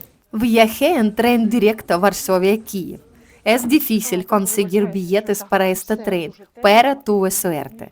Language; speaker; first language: Spanish; non-native, learner; Ukrainian